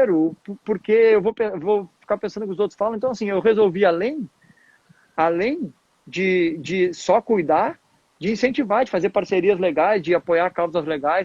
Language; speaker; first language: Portuguese; native; Portuguese